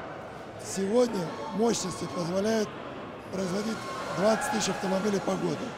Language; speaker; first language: Russian; native; Russian